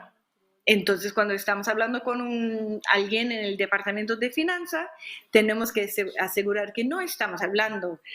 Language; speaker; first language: Spanish; non-native, fluent; English